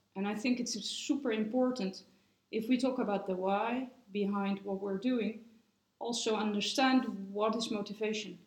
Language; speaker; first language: English; non-native, fluent; Dutch